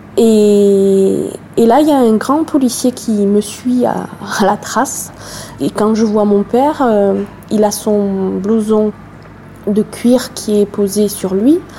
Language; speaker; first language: French; native; French